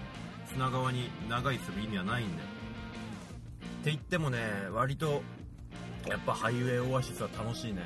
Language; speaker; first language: Japanese; native; Japanese